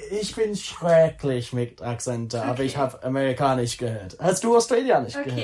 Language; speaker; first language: German; non-native, learner; English